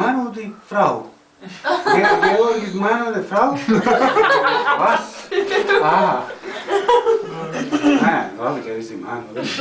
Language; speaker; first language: German; non-native, learner; Slovak